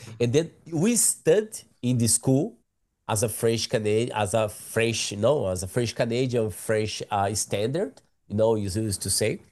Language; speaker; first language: English; non-native, learner; Portuguese